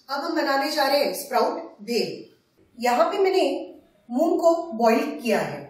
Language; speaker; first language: Hindi; native; Hindi